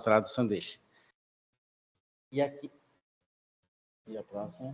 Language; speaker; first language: Portuguese; native; Portuguese